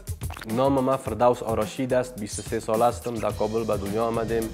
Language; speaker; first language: Persian; early bilingual, heritage; Persian